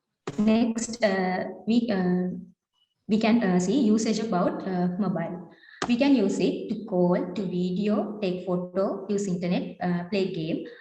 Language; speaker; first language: English; non-native, learner; Sinhala